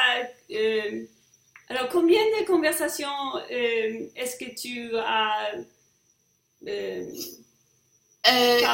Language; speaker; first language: French; non-native, fluent; English